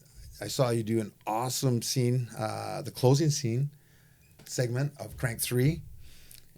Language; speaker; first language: English; native; English